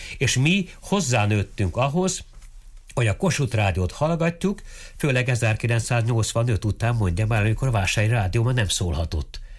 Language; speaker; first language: Hungarian; native; Hungarian